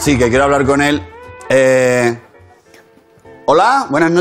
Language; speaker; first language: Spanish; native; Spanish